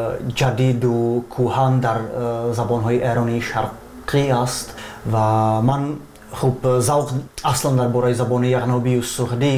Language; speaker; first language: Tajik; non-native, fluent; Czech